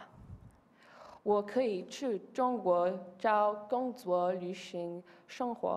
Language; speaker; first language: Chinese; non-native, learner; Polish